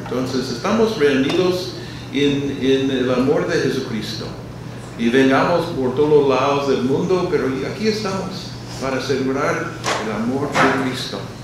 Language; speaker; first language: Spanish; non-native, learner; English